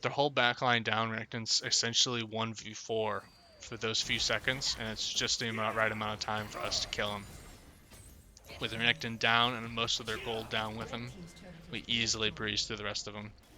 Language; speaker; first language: English; native; English